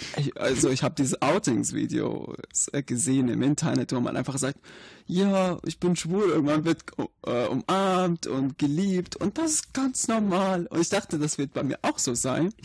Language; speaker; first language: German; non-native, fluent; Arabic